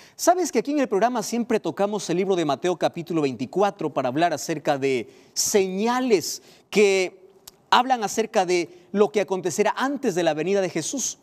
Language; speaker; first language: Spanish; native; Spanish